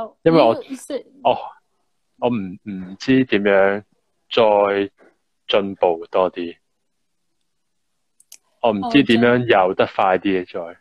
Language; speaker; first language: Chinese; early bilingual, heritage; Cantonese